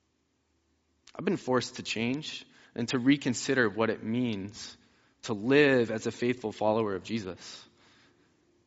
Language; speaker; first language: English; native; English